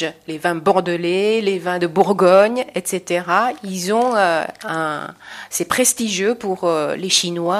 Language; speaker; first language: French; non-native, fluent; Chinese